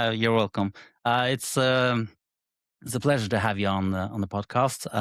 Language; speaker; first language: English; non-native, fluent; Norwegian